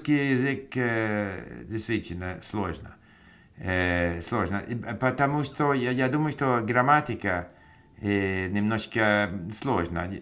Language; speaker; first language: Russian; non-native, learner; English